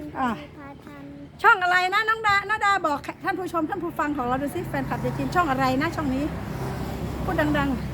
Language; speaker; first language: Thai; native; Thai